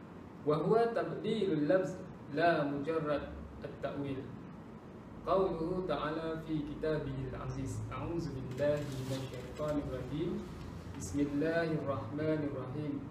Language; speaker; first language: Arabic; non-native, learner; Malay